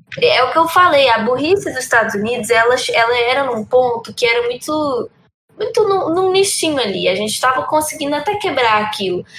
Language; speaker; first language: Portuguese; early bilingual, heritage; Portuguese